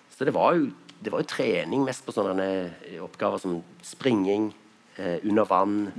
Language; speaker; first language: Norwegian; native; Norwegian